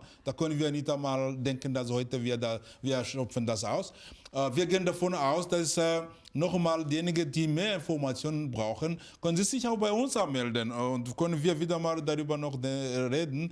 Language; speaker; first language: German; non-native, fluent; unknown